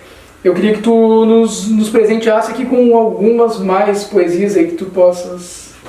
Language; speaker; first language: Portuguese; native; Portuguese